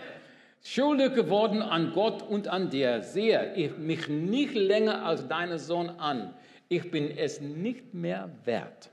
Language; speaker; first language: German; non-native, learner; English